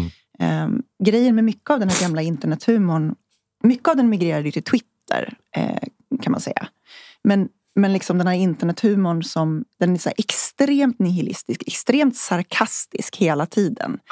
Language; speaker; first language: Swedish; native; Swedish